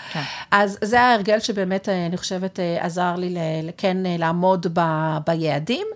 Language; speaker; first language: Hebrew; native; Hebrew